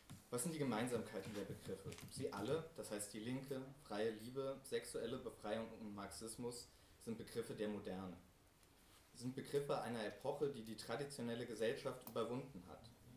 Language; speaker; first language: German; native; German